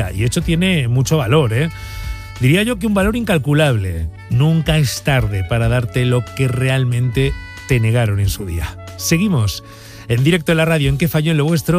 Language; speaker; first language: Spanish; native; Spanish